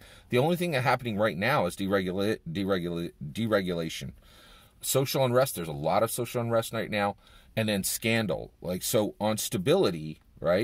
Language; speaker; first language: English; native; English